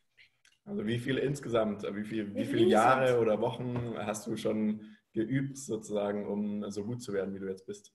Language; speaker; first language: German; native; German